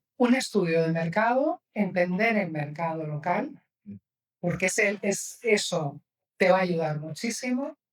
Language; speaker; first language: Spanish; native; Spanish